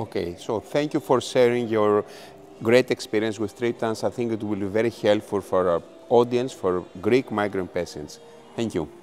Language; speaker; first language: English; non-native, fluent; Greek